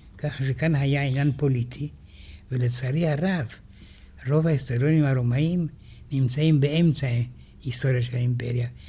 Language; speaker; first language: Hebrew; non-native, fluent; Romanian